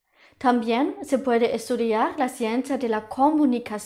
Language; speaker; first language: Spanish; non-native, fluent; German